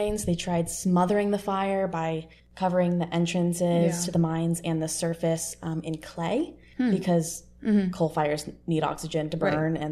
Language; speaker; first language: English; native; English